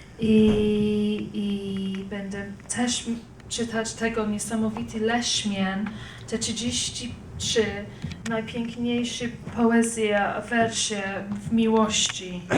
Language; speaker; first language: Polish; non-native, learner; English